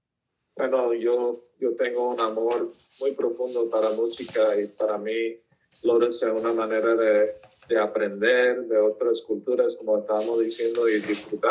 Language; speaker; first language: Spanish; early bilingual, heritage; Spanish